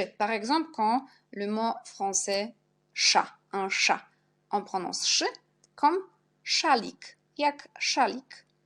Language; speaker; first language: French; non-native, fluent; Polish